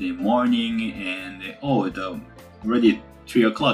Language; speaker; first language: English; non-native, fluent; Japanese